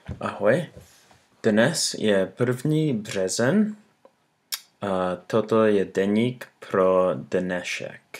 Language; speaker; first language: Czech; non-native, learner; English